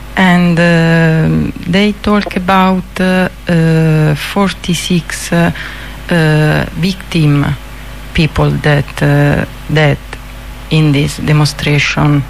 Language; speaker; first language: English; non-native, learner; Italian